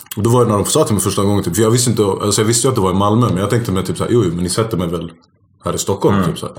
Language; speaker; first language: Swedish; early bilingual, other home language; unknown